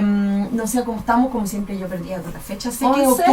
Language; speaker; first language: Spanish; native; Spanish